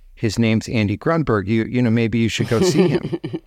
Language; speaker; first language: English; native; English